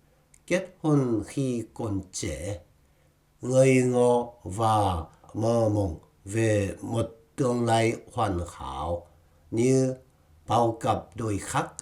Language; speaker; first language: Vietnamese; non-native, fluent; Korean